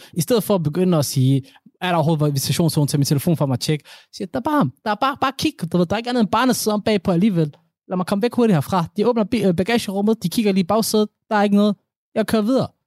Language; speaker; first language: Danish; early bilingual, other home language; Somali